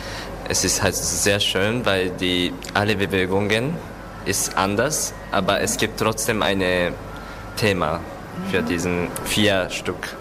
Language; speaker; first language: German; non-native, learner; Japanese